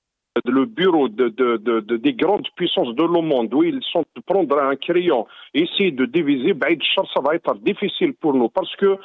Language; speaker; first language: French; non-native, local second language; Arabic